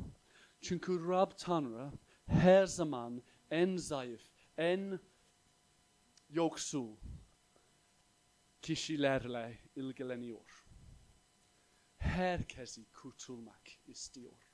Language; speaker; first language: Turkish; non-native, fluent; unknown